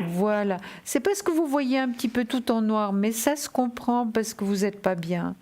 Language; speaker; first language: French; native; French